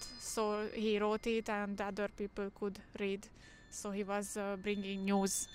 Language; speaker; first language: English; non-native, fluent; Hungarian